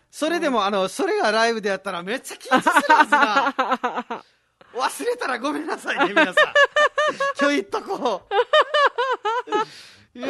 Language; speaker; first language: Japanese; non-native, fluent; Nepali